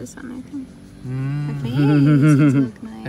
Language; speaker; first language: English; non-native, fluent; Russian